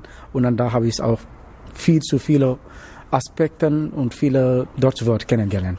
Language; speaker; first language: German; non-native, learner; Wolof